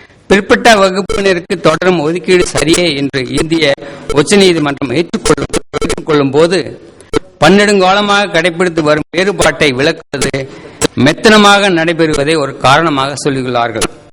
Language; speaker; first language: Tamil; native; Tamil